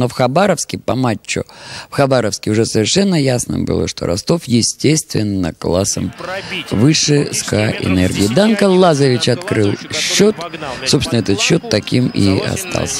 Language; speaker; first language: Russian; native; Russian